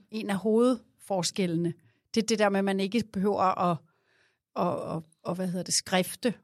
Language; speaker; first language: Danish; native; Danish